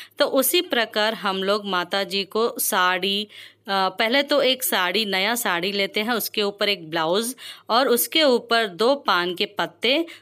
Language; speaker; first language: Hindi; non-native, local second language; Telugu